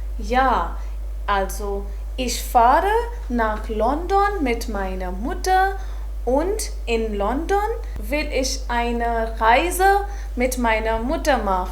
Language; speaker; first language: German; non-native, fluent; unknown